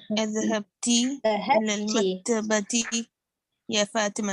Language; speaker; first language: Arabic; non-native, learner; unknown